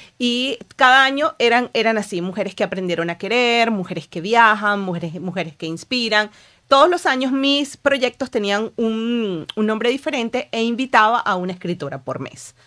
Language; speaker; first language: Spanish; native; Spanish